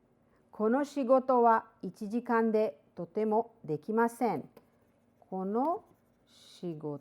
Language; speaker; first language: Japanese; non-native, fluent; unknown